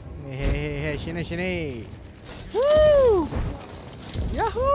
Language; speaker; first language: Japanese; non-native, learner; English